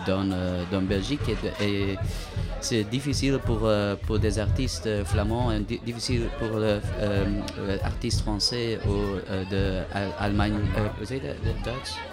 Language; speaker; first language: French; non-native, learner; Dutch